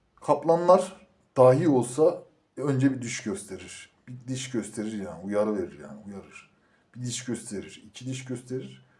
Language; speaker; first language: Turkish; native; Turkish